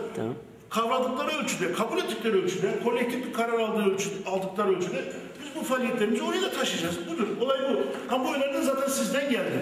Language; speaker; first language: Turkish; native; Turkish